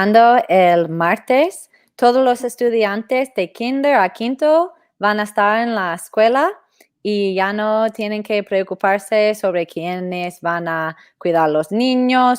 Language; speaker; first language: Spanish; non-native, fluent; English